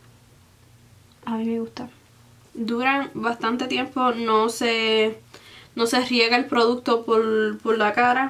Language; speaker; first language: Spanish; early bilingual, heritage; Spanish